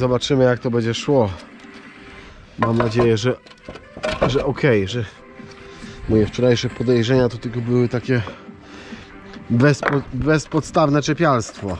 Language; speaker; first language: Polish; native; Polish